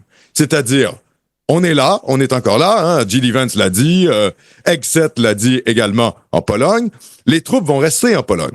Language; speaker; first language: French; native; French